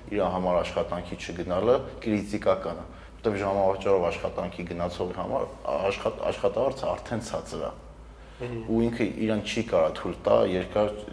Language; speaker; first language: Armenian; native; Armenian